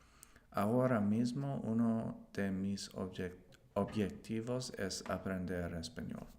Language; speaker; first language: Spanish; non-native, learner; English